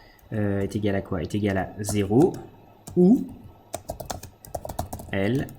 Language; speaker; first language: French; native; French